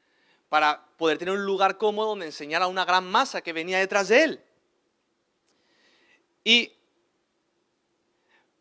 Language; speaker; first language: Spanish; native; Spanish